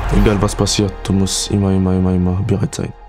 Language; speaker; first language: German; non-native, learner; French